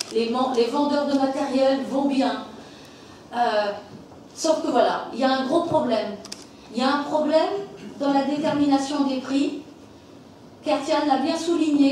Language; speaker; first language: French; native; French